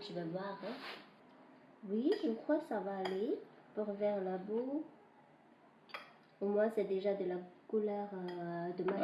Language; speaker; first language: French; non-native, fluent; Chinese